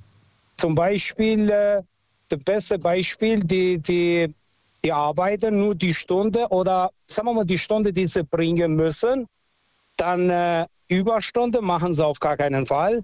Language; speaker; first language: German; non-native, local second language; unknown